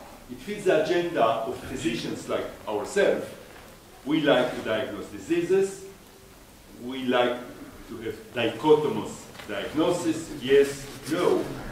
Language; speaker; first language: English; non-native, fluent; Romanian